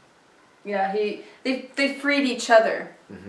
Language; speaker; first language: English; native; English